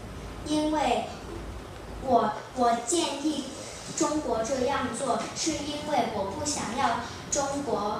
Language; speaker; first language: Chinese; non-native, local second language; Cantonese